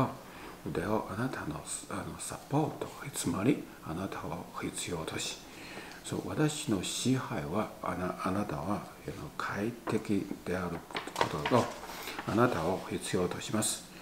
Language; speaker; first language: Japanese; non-native, learner; Chinese